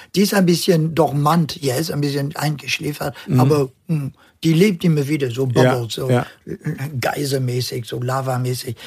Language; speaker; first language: German; non-native, fluent; French